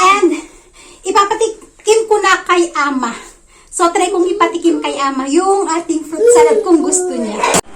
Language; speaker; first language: Filipino; native; Filipino